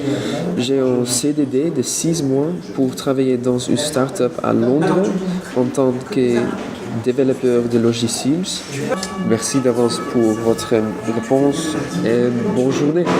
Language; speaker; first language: French; non-native, learner; English